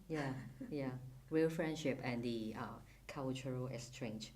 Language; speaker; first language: English; non-native, fluent; Cantonese